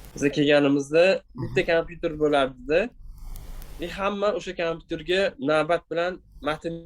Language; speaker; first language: Uzbek; non-native, local second language; Tajik